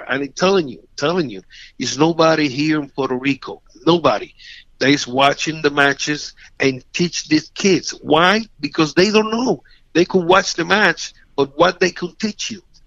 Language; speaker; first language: English; non-native, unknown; Spanish